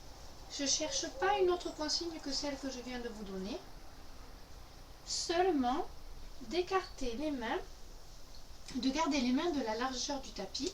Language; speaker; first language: French; native; French